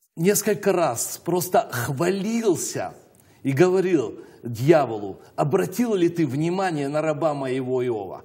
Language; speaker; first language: Russian; native; Russian